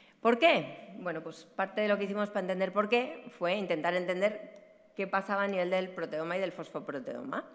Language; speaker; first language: Spanish; native; Spanish